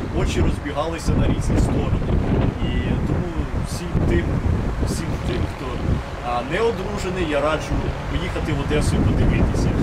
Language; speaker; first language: Ukrainian; native; Ukrainian